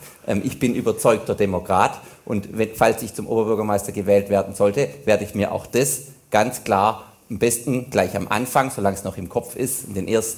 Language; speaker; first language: German; native; German